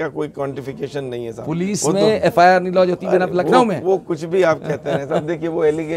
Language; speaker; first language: Hindi; native; Hindi